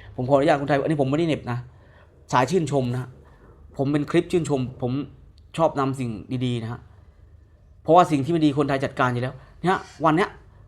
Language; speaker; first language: Thai; native; Thai